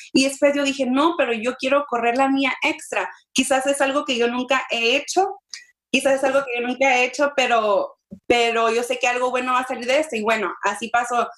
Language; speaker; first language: Spanish; early bilingual, heritage; Spanish